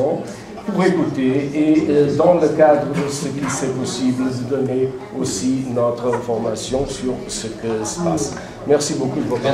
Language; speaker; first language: French; non-native, fluent; Portuguese